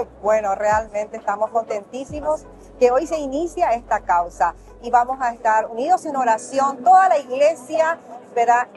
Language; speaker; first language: Spanish; native; Spanish